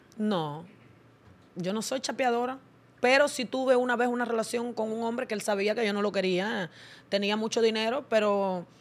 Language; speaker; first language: Spanish; native; Spanish